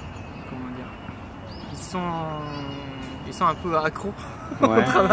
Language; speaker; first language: French; non-native, fluent; Japanese